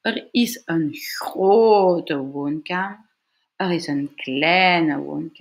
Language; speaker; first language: Dutch; non-native, fluent; French